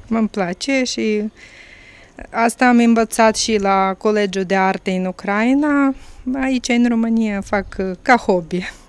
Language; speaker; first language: Romanian; non-native, learner; Ukrainian